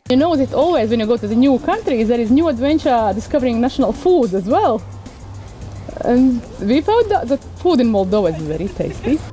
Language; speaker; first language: English; non-native, fluent; Latvian